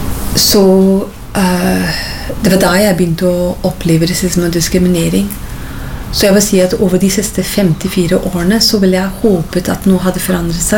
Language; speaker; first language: Norwegian; non-native, fluent; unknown